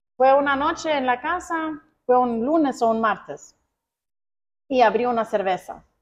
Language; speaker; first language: Spanish; non-native, fluent; Croatian